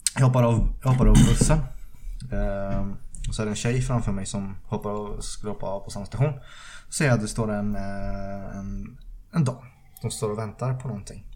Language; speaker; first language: Swedish; early bilingual, other home language; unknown